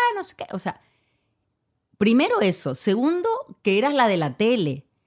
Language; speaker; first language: Spanish; native; Spanish